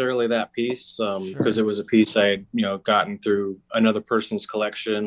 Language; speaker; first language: English; native; English